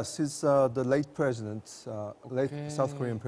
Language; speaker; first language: English; non-native, fluent; Korean